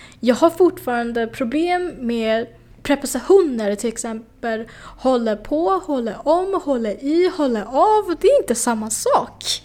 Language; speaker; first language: Swedish; non-native, fluent; Chinese